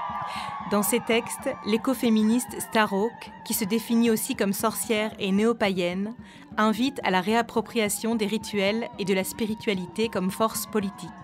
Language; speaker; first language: French; native; French